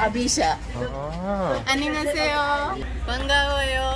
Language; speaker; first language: Korean; non-native, learner; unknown